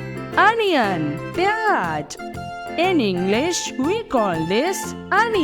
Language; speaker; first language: English; non-native, local second language; Hindi